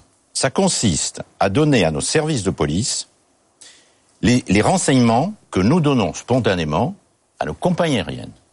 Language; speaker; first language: French; native; French